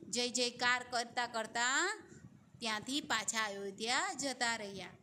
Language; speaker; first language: Hindi; non-native, local second language; Gujarati